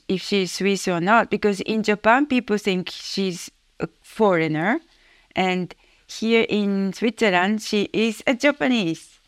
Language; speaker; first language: English; non-native, fluent; Japanese